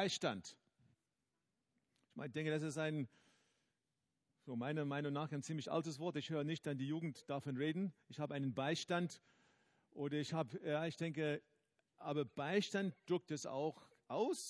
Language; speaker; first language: German; non-native, fluent; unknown